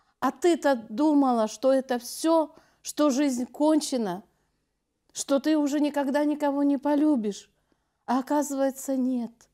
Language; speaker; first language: Russian; non-native, local second language; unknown